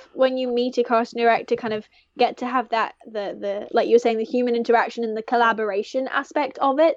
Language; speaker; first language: English; native; English